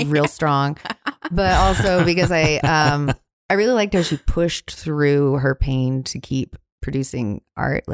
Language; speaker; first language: English; native; English